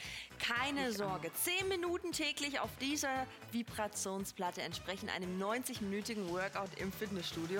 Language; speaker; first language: German; native; German